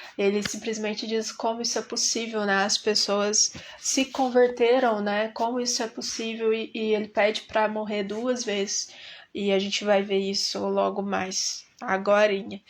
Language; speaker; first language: Portuguese; native; Portuguese